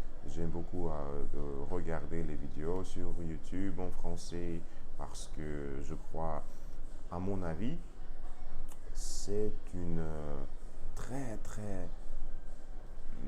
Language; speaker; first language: French; non-native, learner; Russian